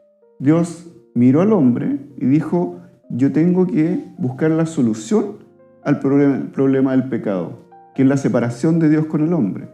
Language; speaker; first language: Spanish; native; Spanish